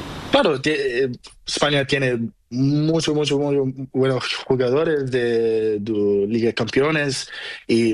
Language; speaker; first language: Spanish; non-native, learner; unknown